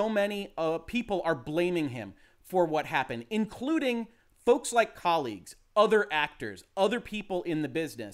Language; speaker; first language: English; native; English